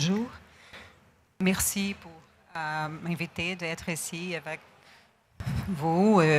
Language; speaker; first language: French; non-native, learner; Portuguese